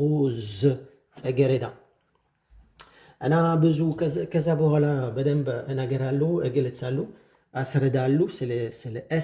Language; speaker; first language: Amharic; non-native, fluent; French